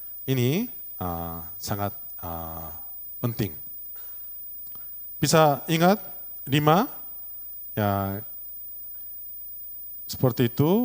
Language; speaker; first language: Indonesian; non-native, learner; Korean